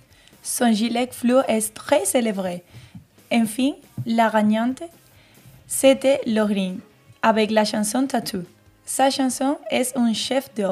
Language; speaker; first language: French; non-native, learner; Spanish